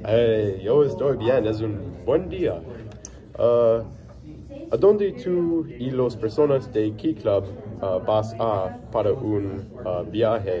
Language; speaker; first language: Spanish; non-native, learner; English